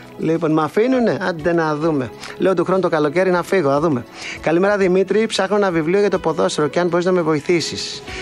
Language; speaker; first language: Greek; native; Greek